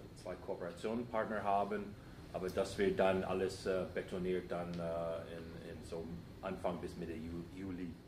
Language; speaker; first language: German; non-native, fluent; English